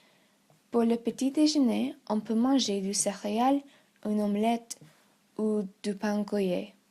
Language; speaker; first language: French; non-native, learner; English